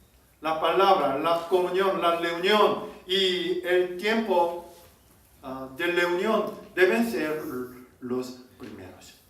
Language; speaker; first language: Spanish; non-native, learner; Korean